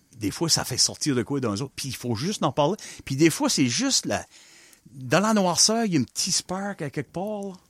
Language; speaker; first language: French; non-native, local second language; English